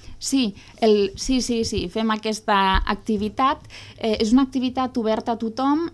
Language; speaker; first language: Catalan; native; Catalan